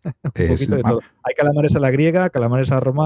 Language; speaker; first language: Spanish; native; Spanish